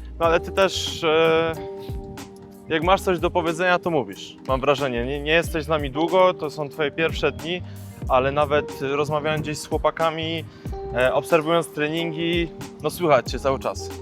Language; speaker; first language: Polish; native; Polish